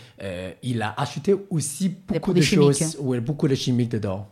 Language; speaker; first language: French; non-native, learner; Cantonese